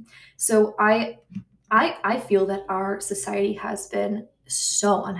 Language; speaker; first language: English; native; English